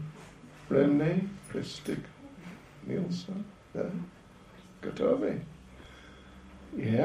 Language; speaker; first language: Russian; non-native, learner; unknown